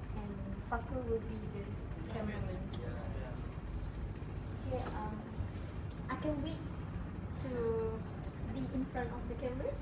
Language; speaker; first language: English; non-native, local second language; Malay